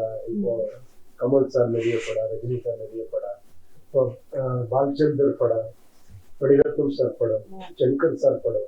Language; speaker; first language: Tamil; non-native, learner; Kannada